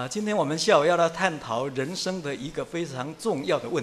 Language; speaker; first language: Chinese; native; Chinese